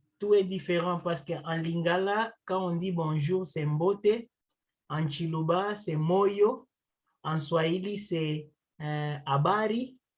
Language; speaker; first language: French; non-native, local second language; Luba-Lulua